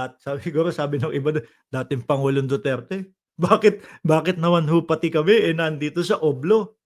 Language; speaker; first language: Filipino; native; Filipino